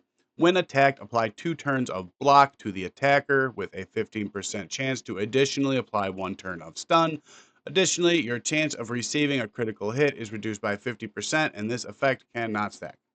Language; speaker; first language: English; native; English